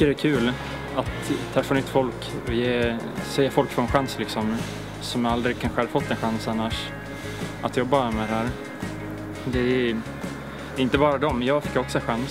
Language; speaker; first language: Swedish; non-native, learner; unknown